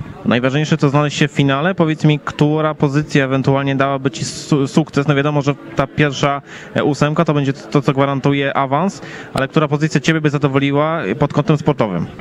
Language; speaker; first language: Polish; native; Polish